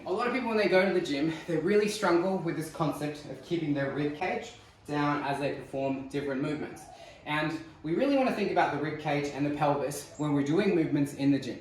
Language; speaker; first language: English; native; English